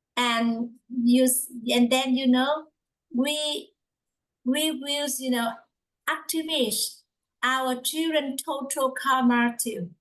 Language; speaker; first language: English; non-native, fluent; Vietnamese